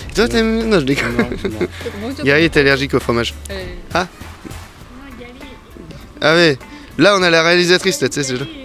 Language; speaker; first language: French; native; French